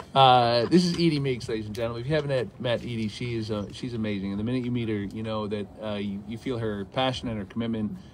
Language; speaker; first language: English; native; English